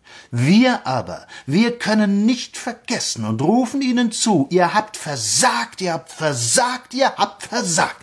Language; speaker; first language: German; native; German